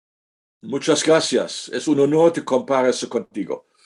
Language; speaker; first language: Spanish; non-native, fluent; German